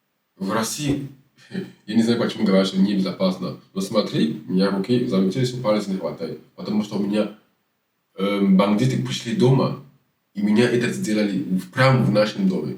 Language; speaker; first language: Russian; non-native, fluent; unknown